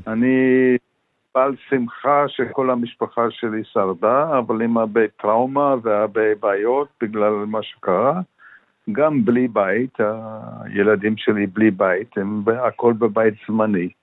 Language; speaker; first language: Hebrew; non-native, fluent; German